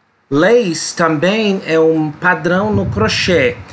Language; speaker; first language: Portuguese; non-native, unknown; English